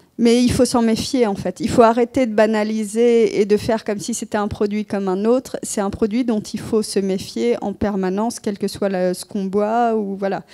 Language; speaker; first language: French; native; French